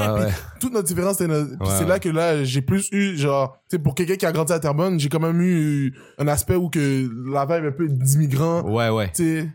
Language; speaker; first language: French; native; French